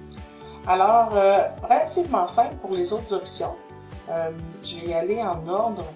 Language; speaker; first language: French; native; French